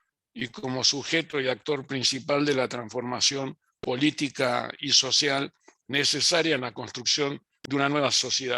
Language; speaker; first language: Spanish; native; Spanish